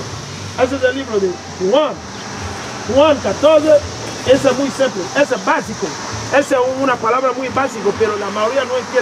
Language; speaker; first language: Spanish; non-native, learner; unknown